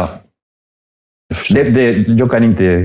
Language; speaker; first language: Swedish; non-native, fluent; Spanish